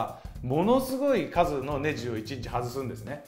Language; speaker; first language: Japanese; native; Japanese